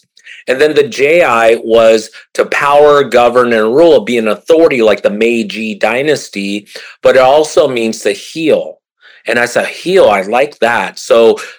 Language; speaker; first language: English; early bilingual, other home language; Japanese